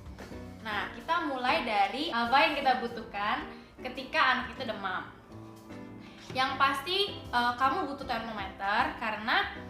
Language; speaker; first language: Indonesian; native; Indonesian